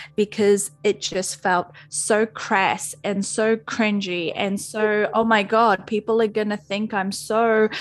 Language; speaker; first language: English; native; English